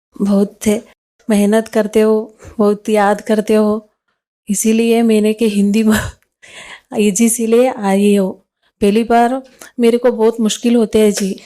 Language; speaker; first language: Hindi; non-native, local second language; Kannada